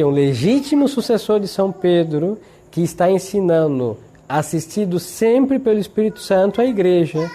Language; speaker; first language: Portuguese; native; Portuguese